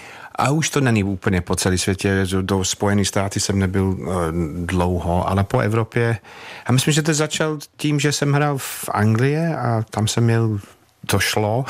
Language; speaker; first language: Czech; non-native, fluent; English